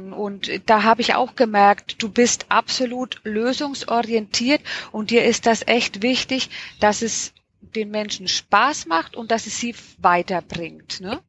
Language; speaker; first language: German; native; German